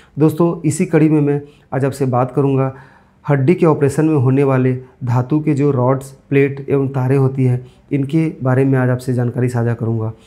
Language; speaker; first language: Hindi; native; Hindi